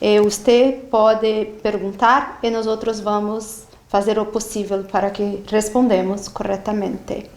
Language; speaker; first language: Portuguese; non-native, learner; Spanish